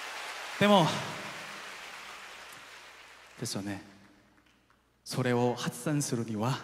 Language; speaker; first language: Japanese; non-native, fluent; Korean